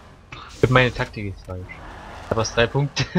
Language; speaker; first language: German; native; German